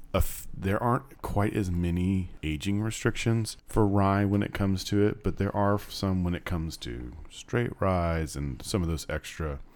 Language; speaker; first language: English; native; English